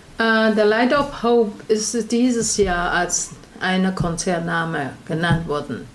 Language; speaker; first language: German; non-native, learner; Chinese